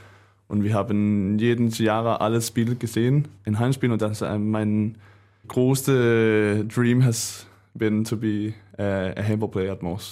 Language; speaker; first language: German; non-native, learner; Danish